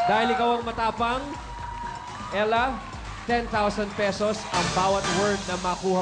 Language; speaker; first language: Filipino; native; Filipino